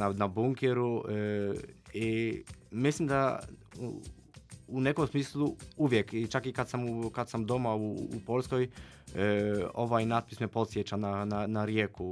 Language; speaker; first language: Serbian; non-native, fluent; Polish